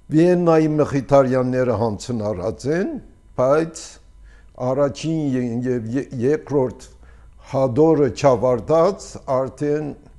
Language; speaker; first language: Armenian; early bilingual, heritage; Armenian